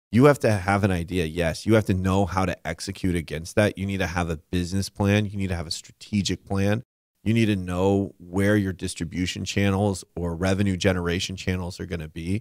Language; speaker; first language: English; native; English